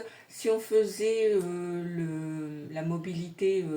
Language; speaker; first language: French; native; French